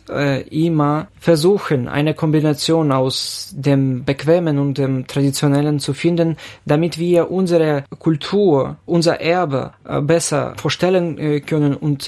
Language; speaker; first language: German; non-native, fluent; Ukrainian